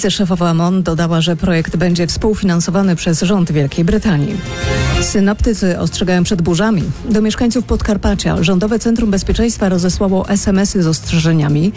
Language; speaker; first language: Polish; native; Polish